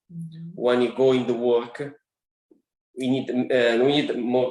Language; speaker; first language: English; non-native, learner; Italian